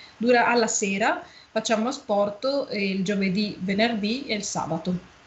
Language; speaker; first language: Italian; native; Italian